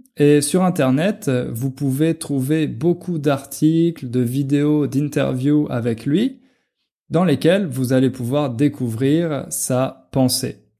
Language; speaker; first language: French; native; French